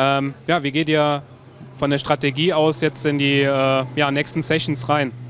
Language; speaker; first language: German; native; German